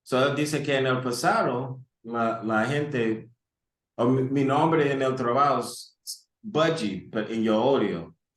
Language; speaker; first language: Spanish; non-native, learner; English